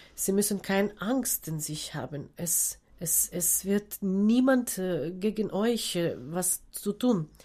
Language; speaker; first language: German; non-native, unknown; Ukrainian